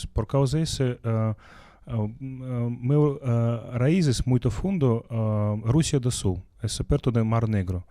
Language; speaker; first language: Portuguese; non-native, learner; Russian